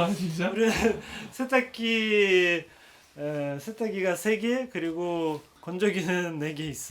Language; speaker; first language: Korean; non-native, fluent; Russian